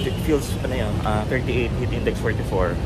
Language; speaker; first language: English; non-native, local second language; Filipino